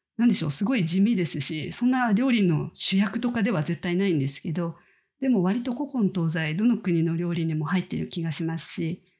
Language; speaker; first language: Japanese; native; Japanese